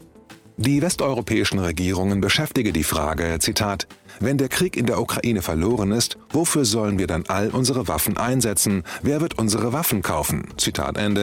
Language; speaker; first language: German; native; German